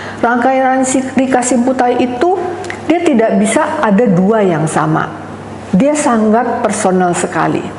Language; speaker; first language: Indonesian; native; Indonesian